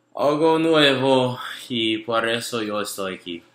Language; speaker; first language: Spanish; non-native, learner; English